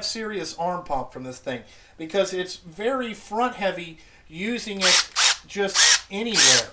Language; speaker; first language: English; native; English